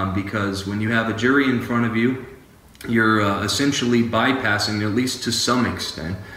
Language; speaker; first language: English; native; English